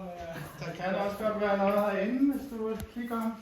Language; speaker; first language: Danish; native; Danish